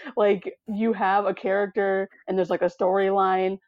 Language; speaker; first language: English; early bilingual, other home language; Samoan